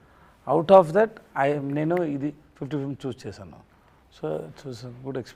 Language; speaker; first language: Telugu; non-native, learner; Tamil